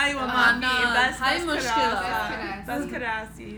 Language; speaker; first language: Arabic; non-native, learner; English